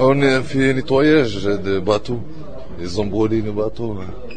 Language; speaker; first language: French; non-native, learner; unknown